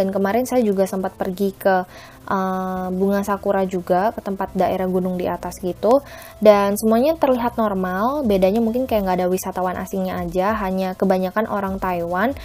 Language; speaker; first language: Indonesian; native; Indonesian